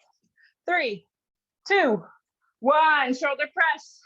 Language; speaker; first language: English; native; English